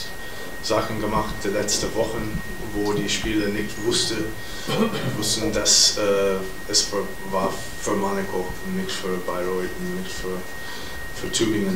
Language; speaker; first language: German; non-native, fluent; English